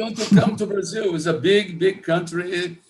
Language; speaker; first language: English; non-native, fluent; Portuguese